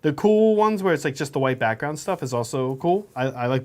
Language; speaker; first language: English; native; English